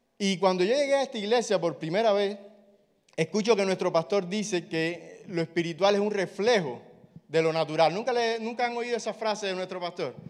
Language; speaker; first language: Spanish; native; Spanish